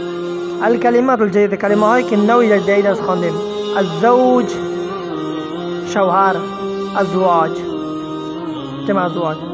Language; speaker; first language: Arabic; non-native, fluent; Persian